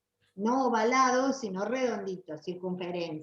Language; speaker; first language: Spanish; native; Spanish